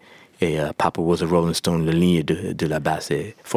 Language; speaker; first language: French; non-native, learner; English